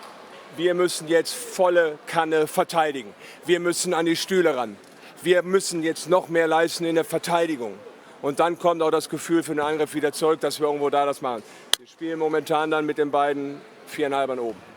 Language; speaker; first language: German; native; German